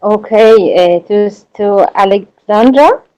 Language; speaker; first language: English; non-native, learner; Arabic